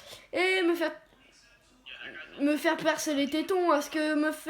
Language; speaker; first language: French; native; French